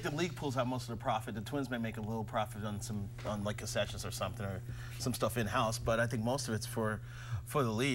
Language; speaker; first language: English; native; English